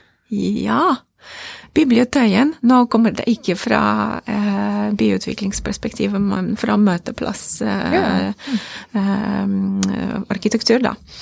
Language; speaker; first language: Norwegian; non-native, fluent; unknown